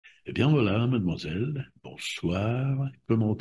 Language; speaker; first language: French; non-native, fluent; Russian